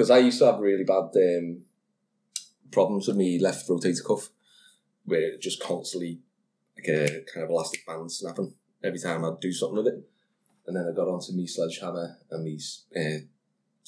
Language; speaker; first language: English; native; English